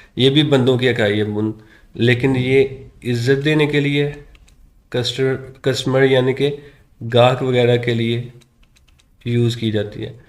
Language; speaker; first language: Urdu; non-native, local second language; Punjabi